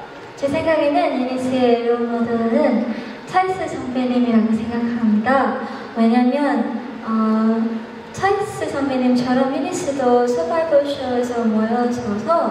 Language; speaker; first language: Korean; non-native, fluent; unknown